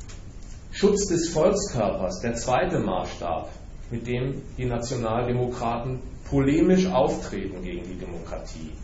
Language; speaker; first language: German; native; German